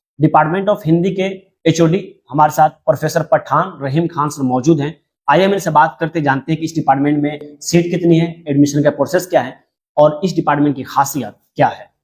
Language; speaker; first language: Hindi; native; Hindi